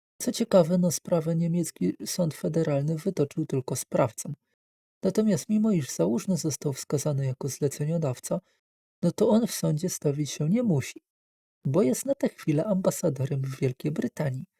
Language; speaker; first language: Polish; native; Polish